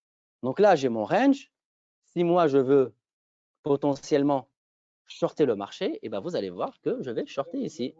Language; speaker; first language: French; native; French